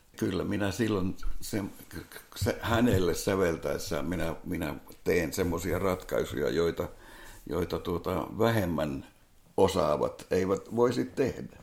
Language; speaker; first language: Finnish; non-native, local second language; Swedish